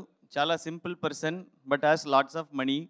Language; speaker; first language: Telugu; non-native, learner; Tamil